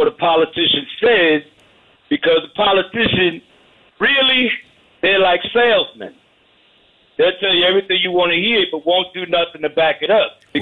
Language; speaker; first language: English; native; English